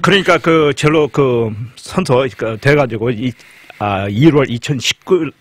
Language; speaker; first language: Korean; native; Korean